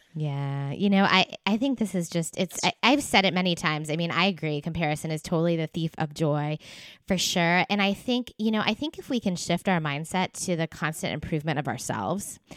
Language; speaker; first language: English; native; English